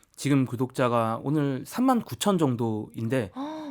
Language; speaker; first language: Korean; native; Korean